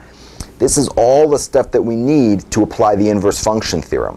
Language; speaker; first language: English; native; English